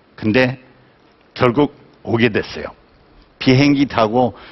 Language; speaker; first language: Korean; non-native, fluent; English